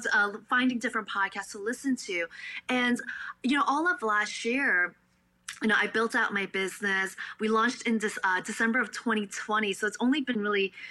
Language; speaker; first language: English; early bilingual, other home language; Cantonese